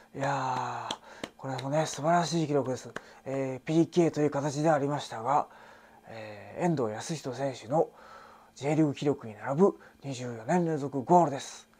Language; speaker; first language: Japanese; native; Japanese